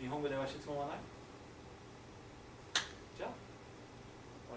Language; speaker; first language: Japanese; non-native, fluent; English